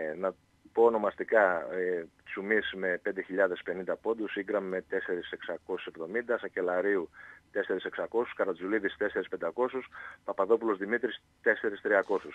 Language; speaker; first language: Greek; native; Greek